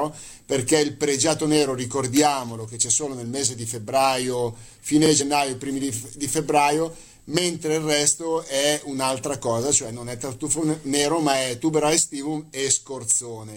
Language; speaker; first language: Italian; native; Italian